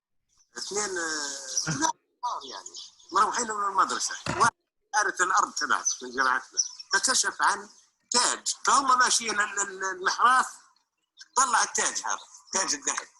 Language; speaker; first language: Arabic; native; Arabic